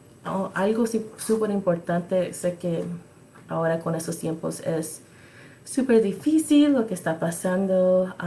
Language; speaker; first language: Spanish; early bilingual, other home language; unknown